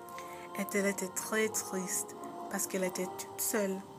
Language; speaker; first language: French; non-native, learner; English